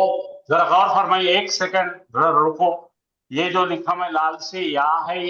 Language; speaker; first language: Hindi; native; Hindi